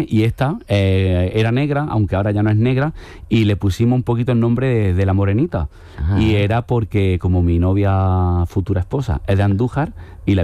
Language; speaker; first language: Spanish; native; Spanish